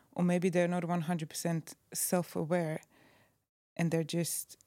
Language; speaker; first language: English; non-native, fluent; Croatian